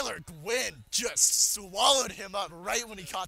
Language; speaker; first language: English; native; English